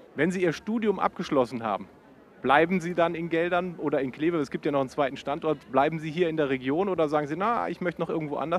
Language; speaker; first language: German; native; German